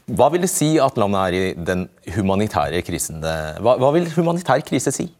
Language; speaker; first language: Norwegian; native; Norwegian